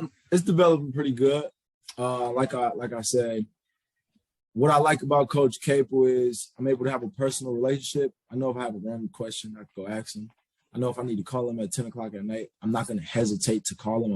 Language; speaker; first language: English; native; English